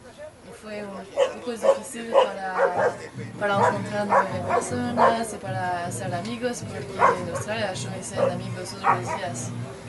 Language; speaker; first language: Spanish; non-native, learner; French